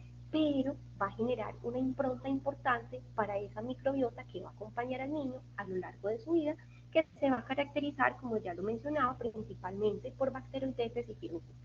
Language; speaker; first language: Spanish; native; Spanish